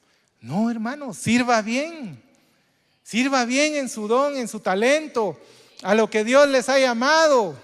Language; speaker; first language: Spanish; native; Spanish